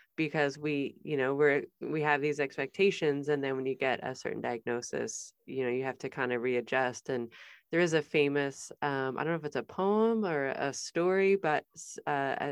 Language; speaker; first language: English; native; English